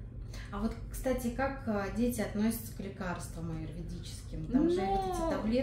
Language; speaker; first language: Russian; native; Russian